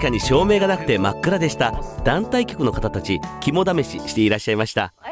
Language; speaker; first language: Japanese; native; Japanese